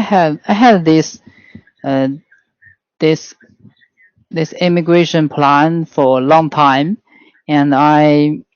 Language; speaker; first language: English; non-native, learner; Chinese